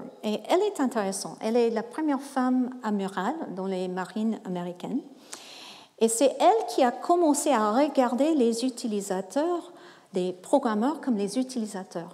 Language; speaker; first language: French; non-native, fluent; English